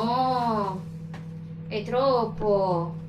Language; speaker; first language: Italian; non-native, learner; Filipino